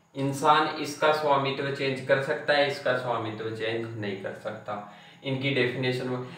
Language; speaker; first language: Hindi; native; Hindi